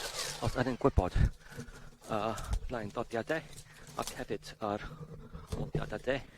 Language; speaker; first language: Welsh; non-native, learner; English